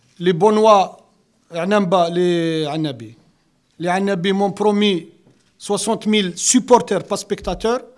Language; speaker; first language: French; non-native, local second language; Arabic